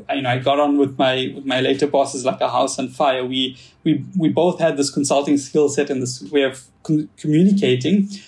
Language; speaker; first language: English; native; English